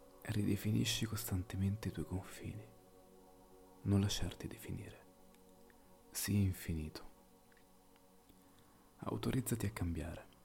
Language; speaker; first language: Italian; native; Italian